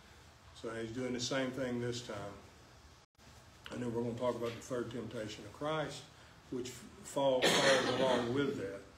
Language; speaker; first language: English; native; English